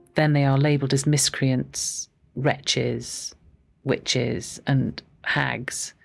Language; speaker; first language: English; native; English